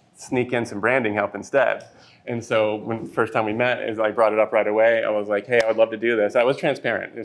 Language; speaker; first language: English; native; English